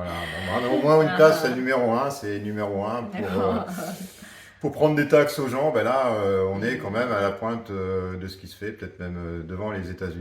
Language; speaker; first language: French; native; French